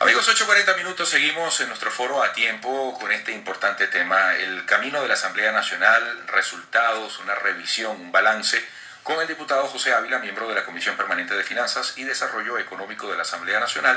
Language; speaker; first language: Spanish; native; Spanish